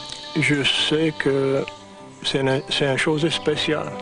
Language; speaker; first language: French; non-native, local second language; English